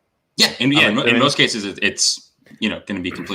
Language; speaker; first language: English; native; English